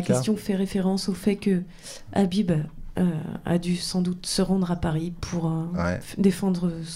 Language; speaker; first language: French; native; French